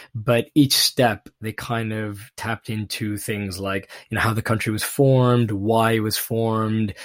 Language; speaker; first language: English; non-native, local second language; Urdu